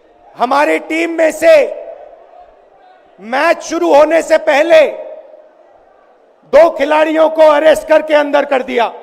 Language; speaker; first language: Hindi; native; Hindi